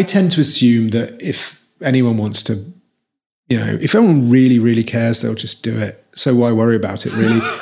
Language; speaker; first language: English; native; English